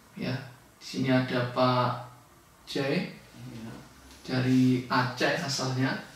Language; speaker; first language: Indonesian; native; Indonesian